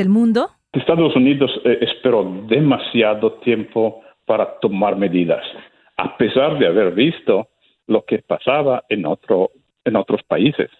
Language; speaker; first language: Spanish; non-native, fluent; Italian